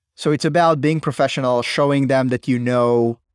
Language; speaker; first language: English; non-native, fluent; Hebrew